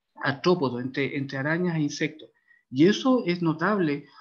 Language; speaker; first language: Spanish; native; Spanish